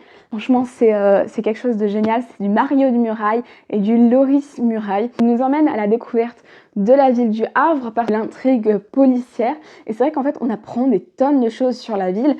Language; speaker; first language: French; native; French